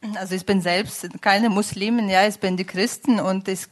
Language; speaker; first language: German; non-native, fluent; Italian